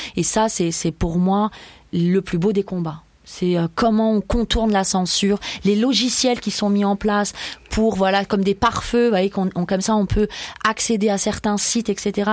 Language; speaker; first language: French; early bilingual, other home language; Persian